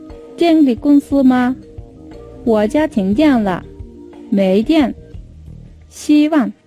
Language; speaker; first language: Chinese; non-native, fluent; Mongolian